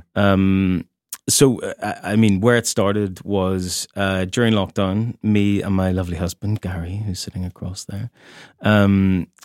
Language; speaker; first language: English; native; English